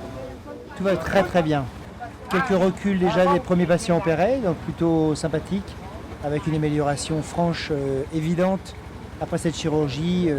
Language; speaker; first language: French; native; French